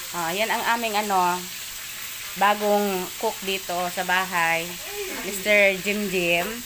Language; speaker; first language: Filipino; non-native, local second language; Bikol